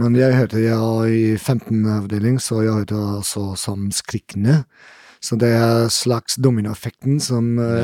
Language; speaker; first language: Norwegian; non-native, learner; German